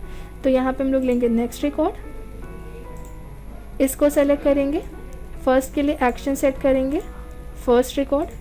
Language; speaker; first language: Hindi; native; Hindi